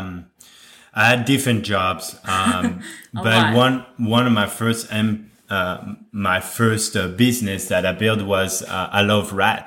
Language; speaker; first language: English; non-native, fluent; French